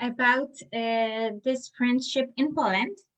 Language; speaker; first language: English; non-native, learner; Polish